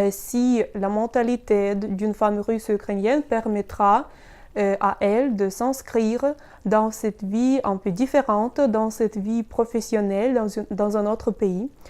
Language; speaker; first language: French; non-native, fluent; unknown